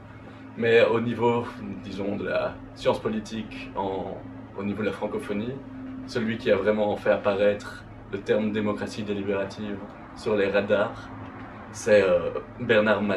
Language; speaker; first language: French; native; French